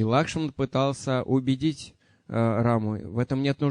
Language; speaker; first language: Russian; native; Russian